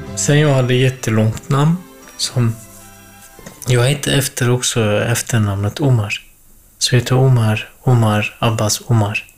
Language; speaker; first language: Swedish; non-native, fluent; Kurdish